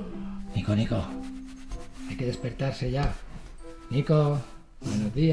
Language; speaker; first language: Spanish; native; Spanish